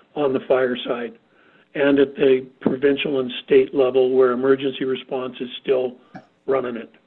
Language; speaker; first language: English; native; English